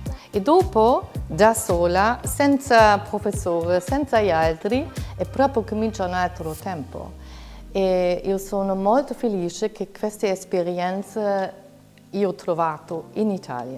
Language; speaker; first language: Italian; non-native, fluent; German